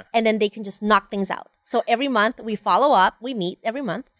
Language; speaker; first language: English; non-native, fluent; Spanish